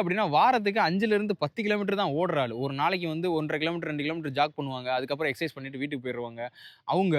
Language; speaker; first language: Tamil; native; Tamil